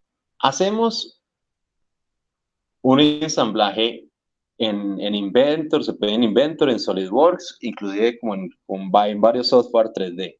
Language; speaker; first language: Spanish; native; Spanish